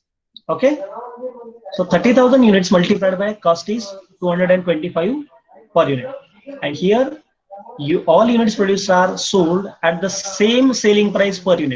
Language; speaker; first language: English; non-native, local second language; Marathi